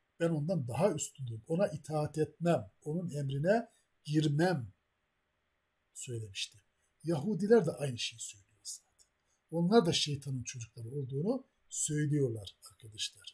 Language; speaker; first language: Turkish; native; Turkish